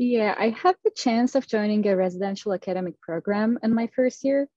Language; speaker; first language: English; non-native, fluent; Turkish